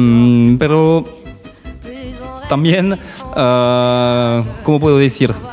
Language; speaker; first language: Spanish; non-native, learner; French